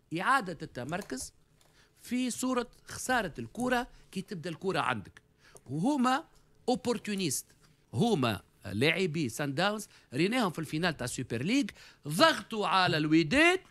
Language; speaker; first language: Arabic; native; Arabic